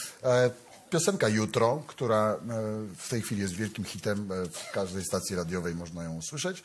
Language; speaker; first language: Polish; native; Polish